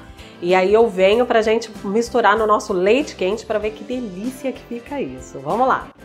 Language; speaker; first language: Portuguese; native; Portuguese